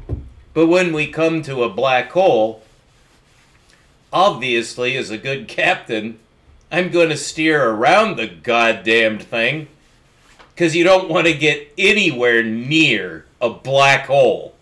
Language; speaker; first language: English; native; English